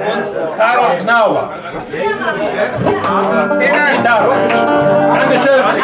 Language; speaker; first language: German; non-native, fluent; Spanish